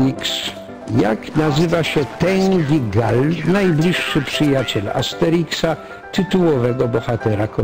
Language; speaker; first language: Polish; native; Polish